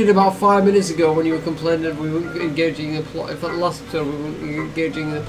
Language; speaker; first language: English; native; English